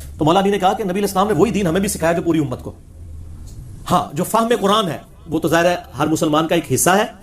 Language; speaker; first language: Urdu; non-native, local second language; Punjabi